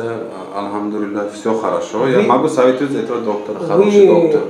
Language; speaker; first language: Russian; non-native, local second language; Uzbek